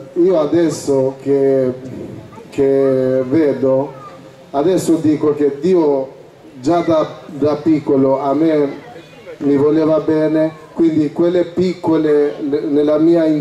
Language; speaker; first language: Italian; non-native, fluent; Albanian